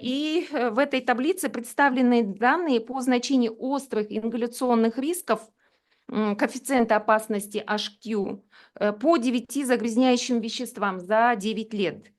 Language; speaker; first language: Russian; native; Russian